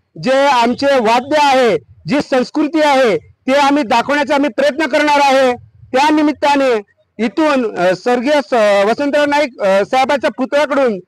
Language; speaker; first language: Marathi; non-native, local second language; Lambadi